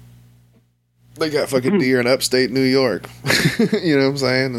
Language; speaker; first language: English; native; English